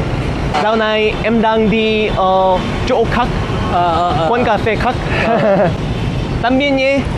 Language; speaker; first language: Vietnamese; non-native, learner; Korean